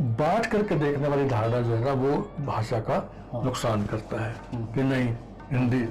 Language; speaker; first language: Hindi; native; Hindi